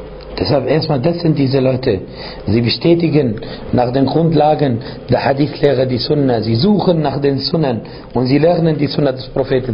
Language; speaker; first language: German; non-native, fluent; Arabic